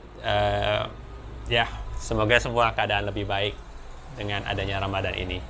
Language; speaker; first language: Indonesian; native; Indonesian